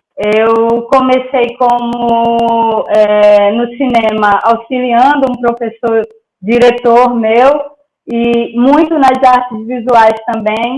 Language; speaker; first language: Portuguese; native; Portuguese